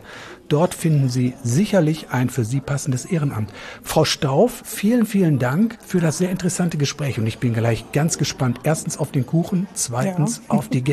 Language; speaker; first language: German; native; German